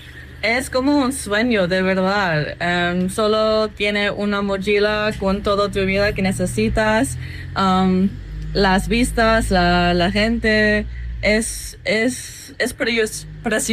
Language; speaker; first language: Spanish; non-native, learner; English